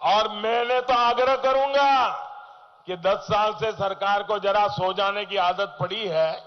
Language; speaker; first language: Hindi; non-native, local second language; Gujarati